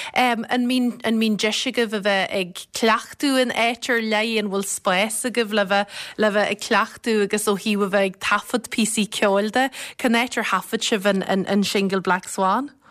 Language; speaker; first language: Irish; native; Irish